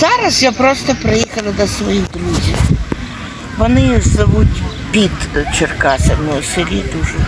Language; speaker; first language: Ukrainian; non-native, local second language; Russian